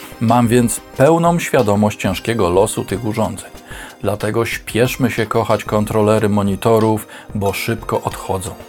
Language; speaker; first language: Polish; native; Polish